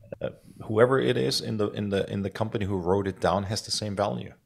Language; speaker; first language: English; non-native, fluent; German